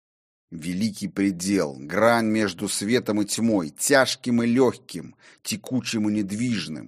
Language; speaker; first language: Russian; native; Russian